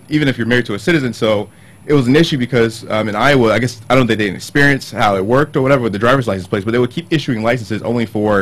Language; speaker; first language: English; native; English